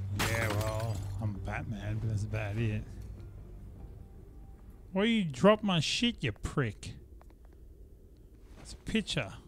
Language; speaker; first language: English; native; English